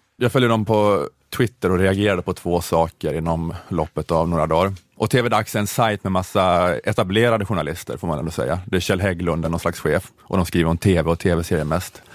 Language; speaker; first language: Swedish; native; Swedish